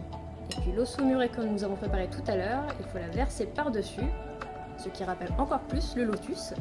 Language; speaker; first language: French; native; French